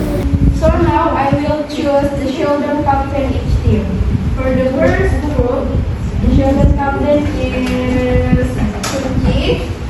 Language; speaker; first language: English; non-native, learner; Indonesian